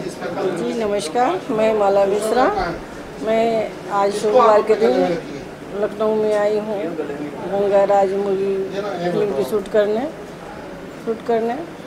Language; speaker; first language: Hindi; native; Hindi